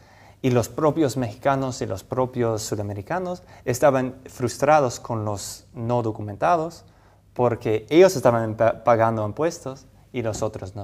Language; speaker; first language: Spanish; non-native, fluent; English